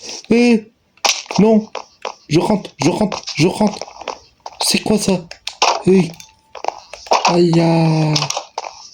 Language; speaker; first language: French; native; French